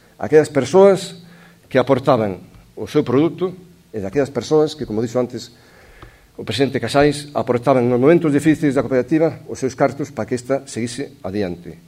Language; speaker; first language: Galician; native; Galician